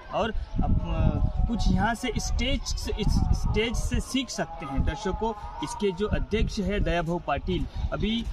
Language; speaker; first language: Hindi; non-native, local second language; Marathi